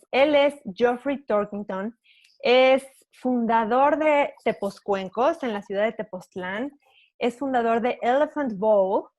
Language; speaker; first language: Spanish; native; Spanish